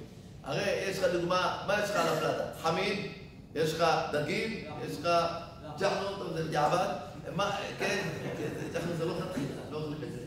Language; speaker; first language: Hebrew; native; Hebrew